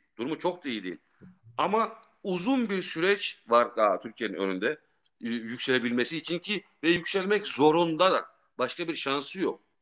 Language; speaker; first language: Turkish; early bilingual, heritage; Turkish